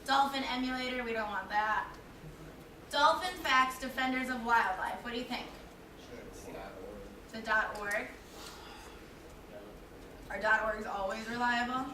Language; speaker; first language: English; native; English